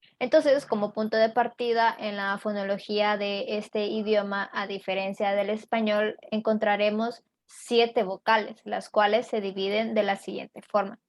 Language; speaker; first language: Spanish; native; Spanish